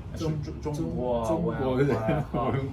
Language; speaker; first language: Chinese; non-native, learner; English